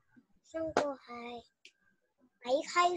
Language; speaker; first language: Cantonese; non-native, learner; Chinese